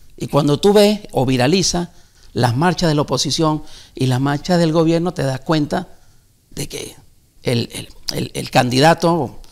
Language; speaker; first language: Spanish; native; Spanish